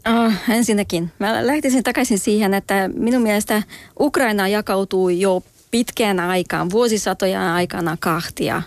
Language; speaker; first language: Finnish; non-native, fluent; Hungarian